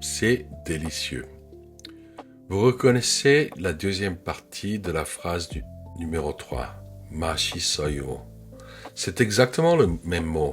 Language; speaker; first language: French; non-native, fluent; Korean